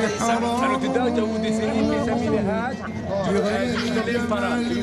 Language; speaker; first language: Indonesian; non-native, learner; Arabic